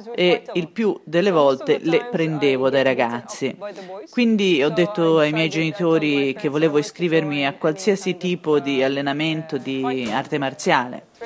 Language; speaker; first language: Italian; non-native, fluent; Arabic